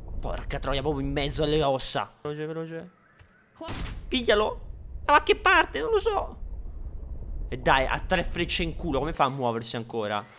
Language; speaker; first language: Italian; native; Italian